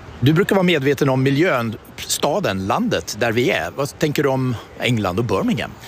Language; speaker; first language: Swedish; native; Swedish